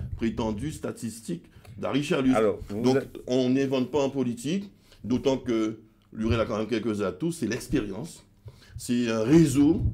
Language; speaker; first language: French; native; French